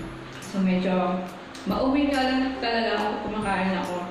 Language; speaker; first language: Filipino; native; Filipino